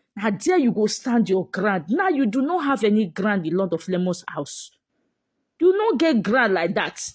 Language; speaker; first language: Nigerian Pidgin; native; Nigerian Pidgin